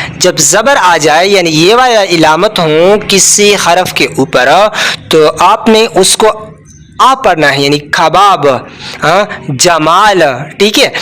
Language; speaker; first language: Urdu; non-native, local second language; Pashto